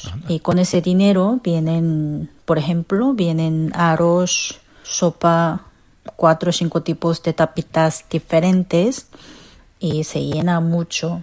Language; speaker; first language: Spanish; non-native, fluent; Korean